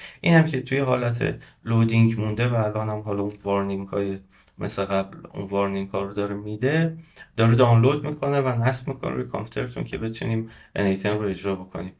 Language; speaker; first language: Persian; native; Persian